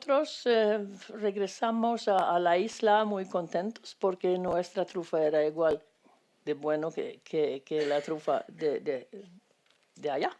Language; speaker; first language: Spanish; non-native, fluent; Swedish